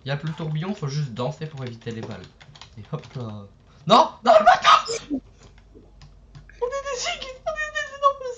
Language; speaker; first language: French; native; French